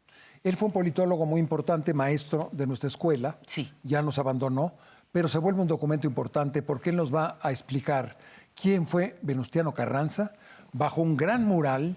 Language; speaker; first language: Spanish; native; Spanish